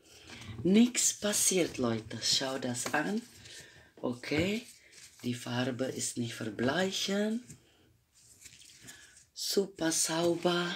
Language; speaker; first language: German; non-native, fluent; Croatian